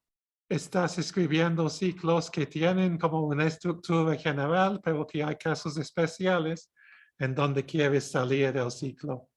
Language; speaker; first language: Spanish; non-native, fluent; English